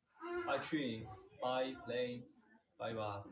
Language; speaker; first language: English; non-native, learner; Chinese